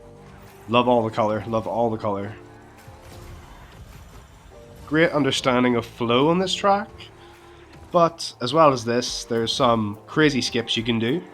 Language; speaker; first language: English; native; English